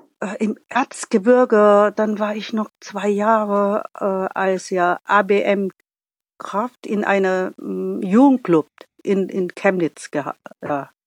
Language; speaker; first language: German; non-native, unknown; Vietnamese